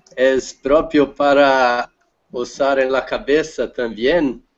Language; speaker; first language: Spanish; non-native, learner; Portuguese